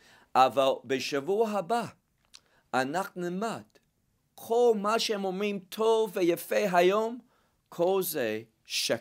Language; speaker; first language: Hebrew; non-native, fluent; English